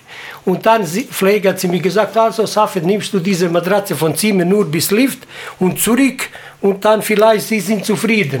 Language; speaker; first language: German; non-native, learner; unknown